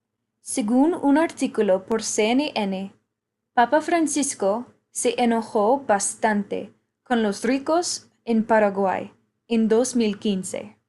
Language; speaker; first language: Spanish; non-native, fluent; English